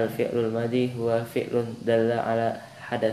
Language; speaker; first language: Arabic; non-native, learner; Indonesian